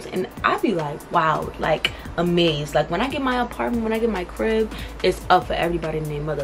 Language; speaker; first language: English; native; English